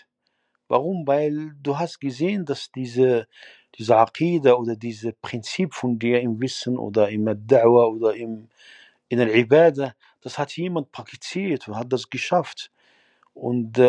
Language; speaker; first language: German; non-native, fluent; Arabic